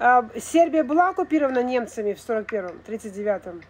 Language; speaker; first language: Russian; native; Russian